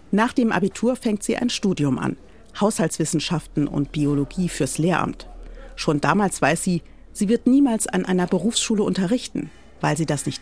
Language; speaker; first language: German; native; German